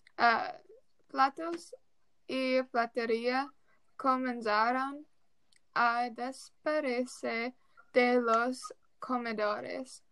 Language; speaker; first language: Spanish; non-native, learner; English